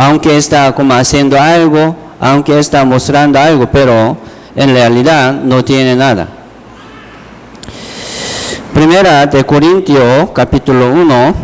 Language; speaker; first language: Spanish; non-native, learner; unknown